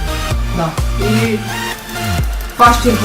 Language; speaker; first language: Bulgarian; native; Bulgarian